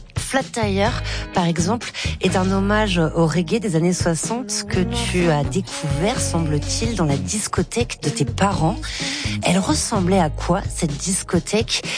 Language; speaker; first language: French; native; French